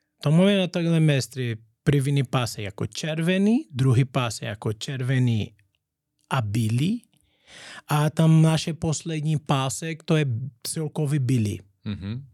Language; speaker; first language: Czech; non-native, learner; Portuguese